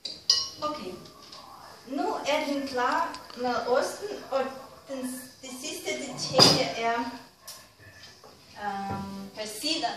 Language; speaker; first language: Danish; non-native, fluent; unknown